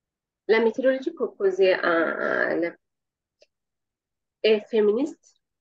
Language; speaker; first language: French; non-native, learner; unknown